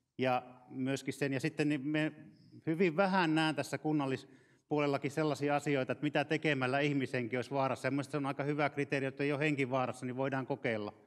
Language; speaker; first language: Finnish; native; Finnish